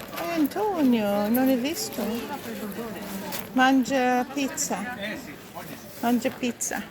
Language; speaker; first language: Italian; non-native, learner; English